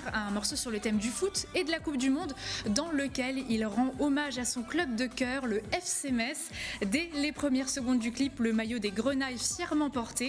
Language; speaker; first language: French; native; French